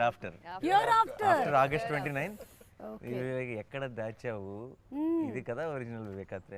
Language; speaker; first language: Telugu; native; Telugu